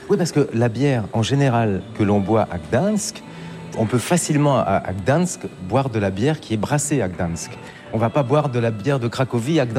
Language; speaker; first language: French; native; French